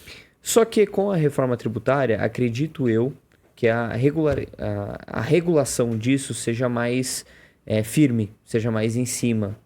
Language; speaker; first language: Portuguese; native; Portuguese